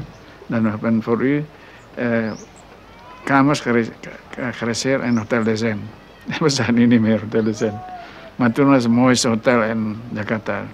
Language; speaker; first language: Dutch; non-native, local second language; Minangkabau